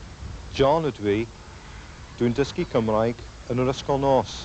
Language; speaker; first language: Welsh; non-native, learner; English